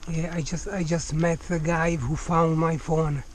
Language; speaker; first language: English; non-native, fluent; Czech